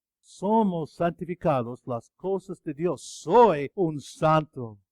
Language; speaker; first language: Spanish; non-native, fluent; English